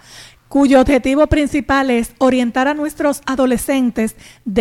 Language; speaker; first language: Spanish; native; Spanish